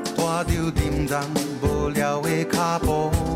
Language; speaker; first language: Chinese; non-native, local second language; Hakka Chinese